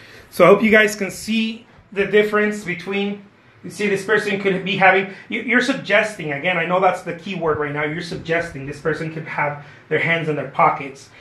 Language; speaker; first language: English; non-native, fluent; Spanish